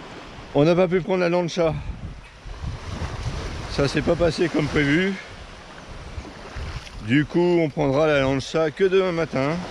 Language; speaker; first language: French; native; French